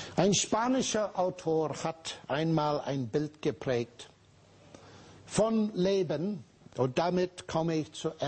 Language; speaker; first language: German; non-native, fluent; English